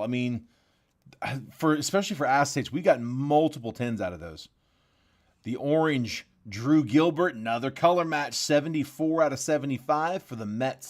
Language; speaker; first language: English; native; English